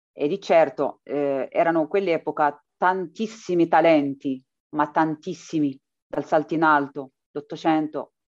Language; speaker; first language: Italian; non-native, fluent; Arabic